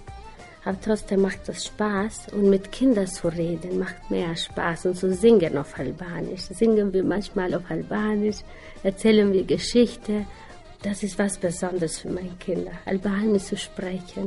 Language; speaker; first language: German; non-native, learner; Albanian